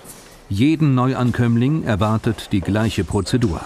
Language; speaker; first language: German; native; German